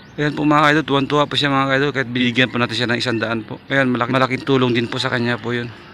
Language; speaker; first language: Filipino; non-native, local second language; Cebuano